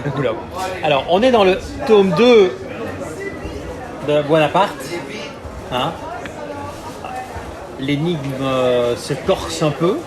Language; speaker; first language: French; native; French